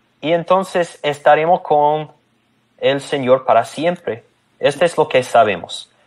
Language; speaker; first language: Spanish; non-native, fluent; English